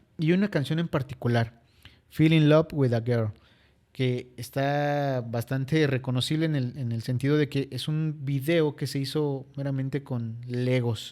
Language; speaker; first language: Spanish; native; Spanish